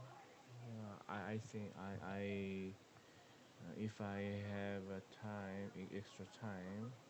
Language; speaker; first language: English; non-native, learner; Korean